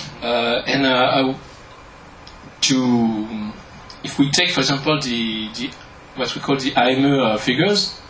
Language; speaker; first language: English; non-native, learner; French